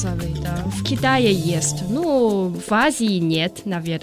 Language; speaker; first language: Russian; non-native, learner; Chinese